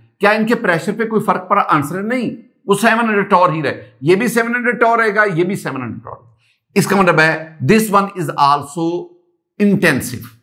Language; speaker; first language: Urdu; non-native, local second language; Punjabi